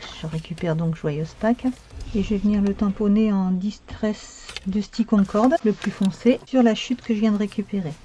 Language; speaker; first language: French; native; French